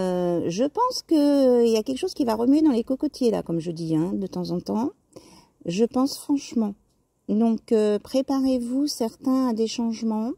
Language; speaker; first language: French; native; French